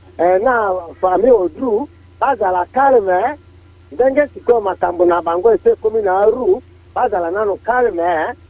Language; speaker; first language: Lingala; non-native, local second language; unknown